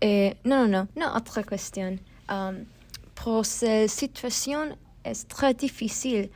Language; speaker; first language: French; non-native, learner; English